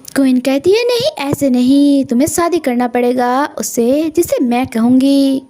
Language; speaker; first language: Hindi; non-native, local second language; Bangla